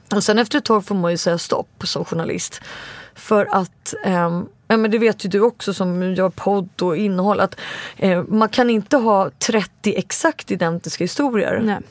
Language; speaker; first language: Swedish; native; Swedish